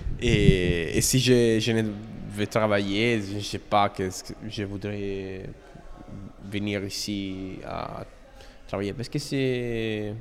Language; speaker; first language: French; non-native, learner; Italian